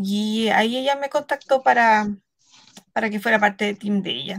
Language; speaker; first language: Spanish; native; Spanish